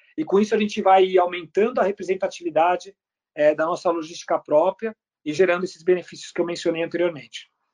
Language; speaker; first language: Portuguese; early bilingual, other home language; Spanish